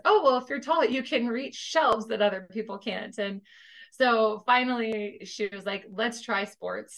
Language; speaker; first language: English; native; English